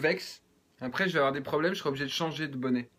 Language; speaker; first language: French; native; French